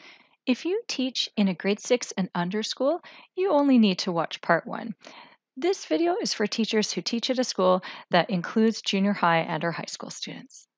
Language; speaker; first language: English; native; English